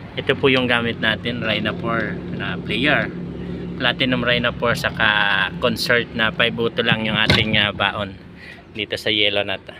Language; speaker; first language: Filipino; native; Filipino